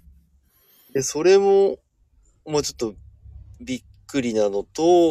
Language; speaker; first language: Japanese; native; Japanese